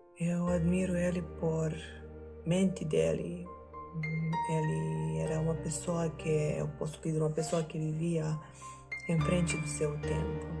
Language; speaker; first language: Portuguese; non-native, fluent; Serbian